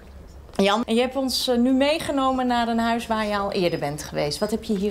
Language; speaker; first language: Dutch; native; Dutch